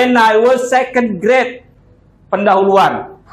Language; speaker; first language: English; non-native, learner; Indonesian